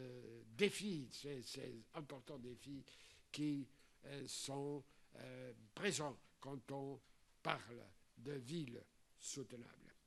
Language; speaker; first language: French; non-native, fluent; Portuguese